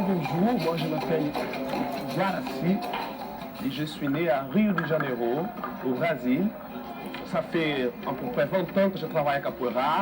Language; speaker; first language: French; non-native, fluent; Portuguese